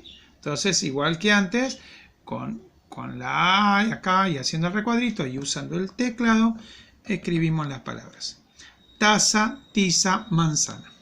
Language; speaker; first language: Spanish; native; Spanish